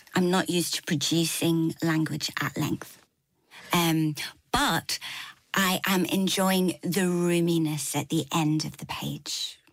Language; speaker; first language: English; native; English